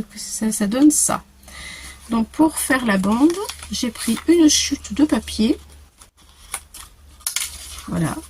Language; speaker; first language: French; native; French